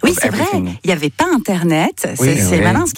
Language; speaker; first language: French; native; French